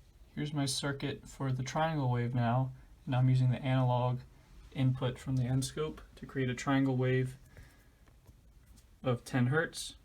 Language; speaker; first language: English; native; English